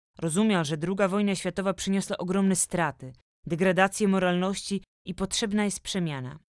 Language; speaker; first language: Polish; native; Polish